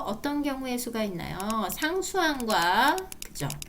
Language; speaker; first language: Korean; native; Korean